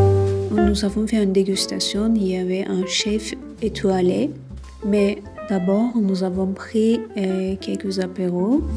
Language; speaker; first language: French; non-native, fluent; Turkish